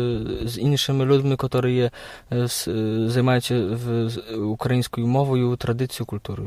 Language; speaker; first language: Ukrainian; early bilingual, heritage; Ukrainian